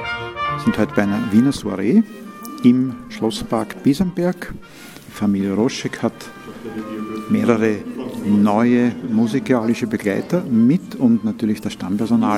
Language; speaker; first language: German; native; German